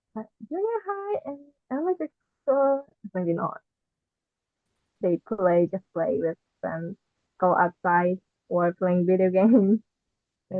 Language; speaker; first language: English; non-native, learner; Japanese